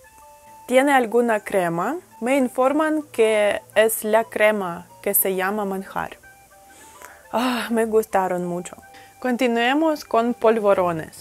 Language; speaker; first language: Spanish; non-native, fluent; Russian